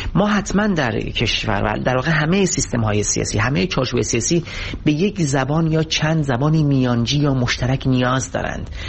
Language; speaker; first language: Persian; non-native, local second language; Kurdish